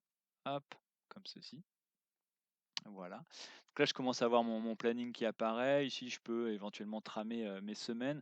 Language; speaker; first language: French; native; French